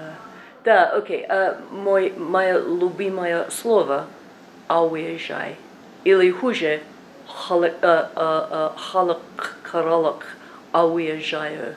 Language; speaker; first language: Russian; non-native, learner; English